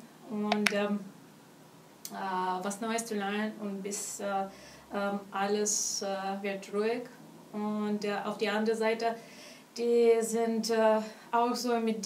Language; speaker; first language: German; non-native, learner; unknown